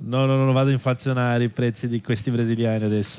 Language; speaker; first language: Italian; non-native, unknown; Portuguese